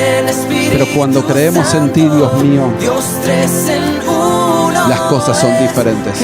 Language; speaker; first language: Spanish; native; Spanish